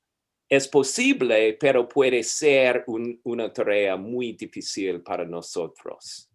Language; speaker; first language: Spanish; non-native, fluent; English